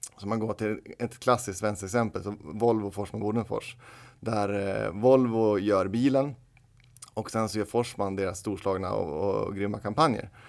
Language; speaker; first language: Swedish; native; Swedish